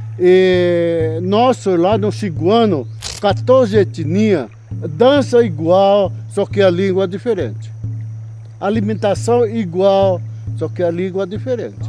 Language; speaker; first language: Portuguese; non-native, local second language; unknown